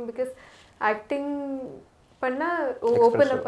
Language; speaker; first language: Tamil; non-native, learner; Tulu